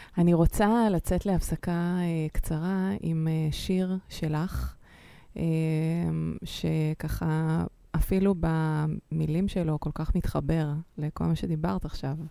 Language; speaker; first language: Hebrew; native; Hebrew